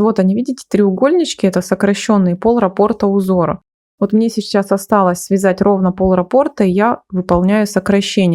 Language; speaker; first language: Russian; native; Russian